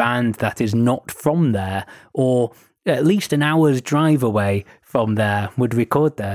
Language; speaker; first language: English; native; English